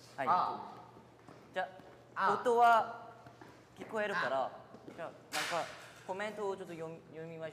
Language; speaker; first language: Japanese; non-native, learner; Korean